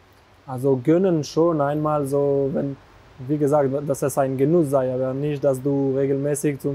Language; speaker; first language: German; non-native, local second language; French